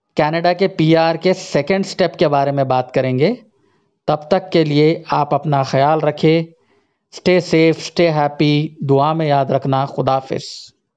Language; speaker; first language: Hindi; native; Hindi